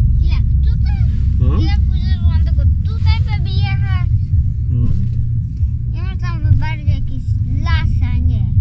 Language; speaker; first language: Polish; early bilingual, heritage; Polish